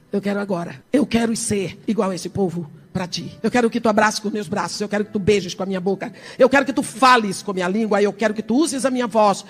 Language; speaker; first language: Portuguese; early bilingual, other home language; English